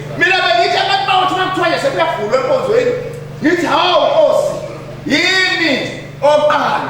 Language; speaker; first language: Zulu; native; Zulu